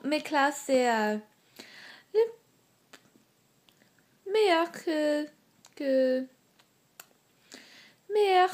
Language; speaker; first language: French; non-native, learner; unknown